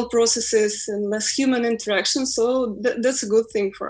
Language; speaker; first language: English; non-native, fluent; Ukrainian